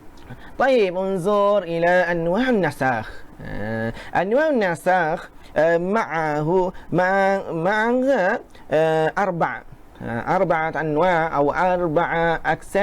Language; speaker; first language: Arabic; non-native, fluent; Malay